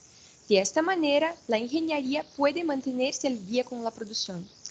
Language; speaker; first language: Spanish; non-native, fluent; Portuguese